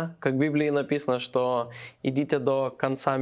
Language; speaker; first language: Russian; non-native, learner; Lithuanian